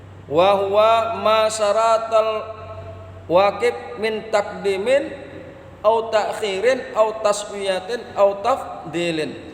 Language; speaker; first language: Arabic; non-native, fluent; Indonesian